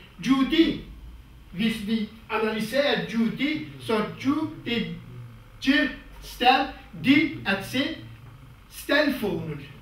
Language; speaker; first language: Danish; non-native, fluent; Kurdish